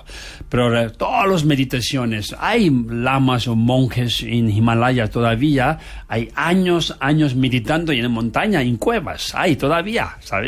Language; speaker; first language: Spanish; non-native, learner; Tibetan